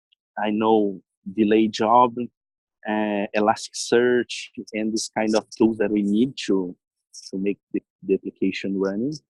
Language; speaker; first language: English; non-native, learner; Portuguese